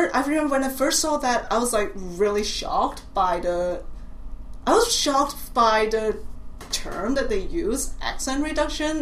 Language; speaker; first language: English; non-native, local second language; Cantonese